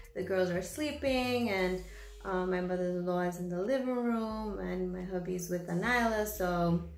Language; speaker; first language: English; early bilingual, other home language; Spanish